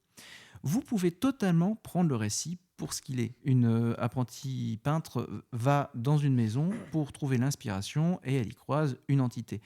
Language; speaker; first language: French; native; French